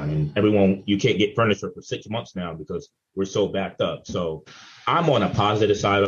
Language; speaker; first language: English; native; English